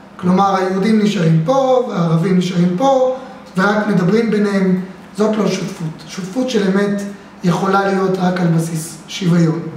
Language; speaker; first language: Hebrew; native; Hebrew